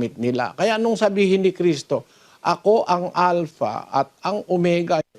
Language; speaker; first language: Filipino; native; Filipino